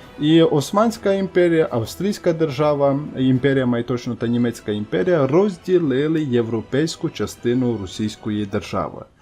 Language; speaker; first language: Ukrainian; native; Ukrainian